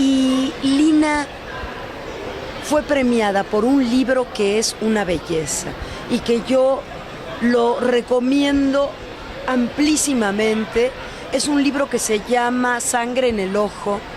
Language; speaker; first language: Spanish; native; Spanish